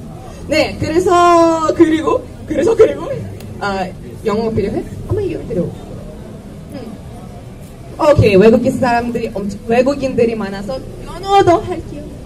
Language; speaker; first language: Korean; non-native, fluent; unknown